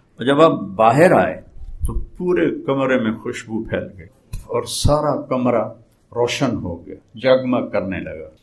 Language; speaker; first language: Urdu; non-native, local second language; Saraiki